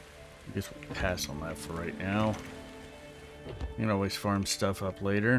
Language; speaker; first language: English; native; English